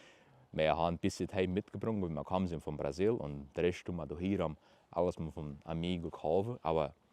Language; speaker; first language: German; early bilingual, heritage; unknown